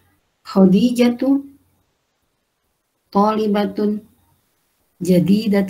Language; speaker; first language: Arabic; non-native, learner; Indonesian